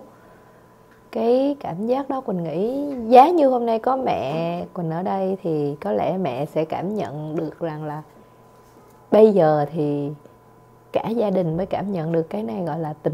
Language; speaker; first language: Vietnamese; native; Vietnamese